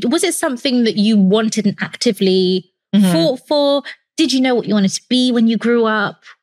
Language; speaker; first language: English; native; English